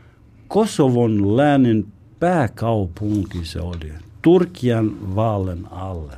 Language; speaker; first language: Finnish; non-native, learner; Albanian